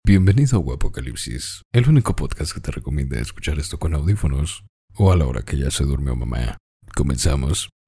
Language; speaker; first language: Spanish; native; Spanish